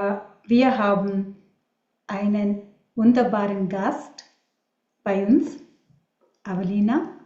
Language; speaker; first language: German; non-native, learner; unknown